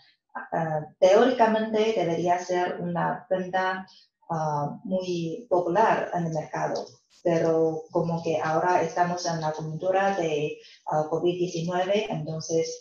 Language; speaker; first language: Spanish; non-native, fluent; Chinese